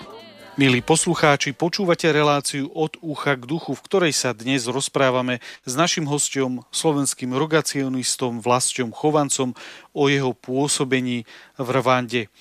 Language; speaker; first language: Slovak; native; Slovak